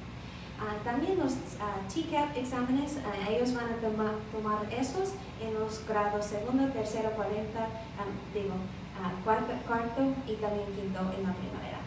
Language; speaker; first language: Spanish; non-native, learner; English